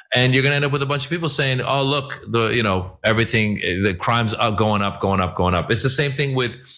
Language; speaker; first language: English; non-native, fluent; Persian